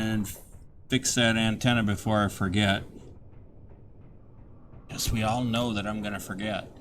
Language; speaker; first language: English; native; English